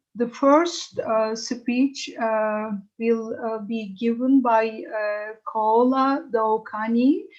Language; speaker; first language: English; non-native, fluent; Turkish